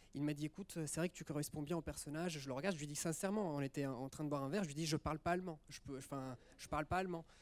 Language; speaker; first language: French; early bilingual, other home language; Italian